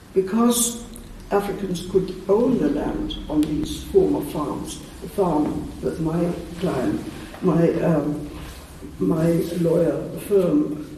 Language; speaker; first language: English; early bilingual, other home language; German